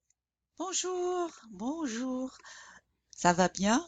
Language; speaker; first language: French; non-native, fluent; English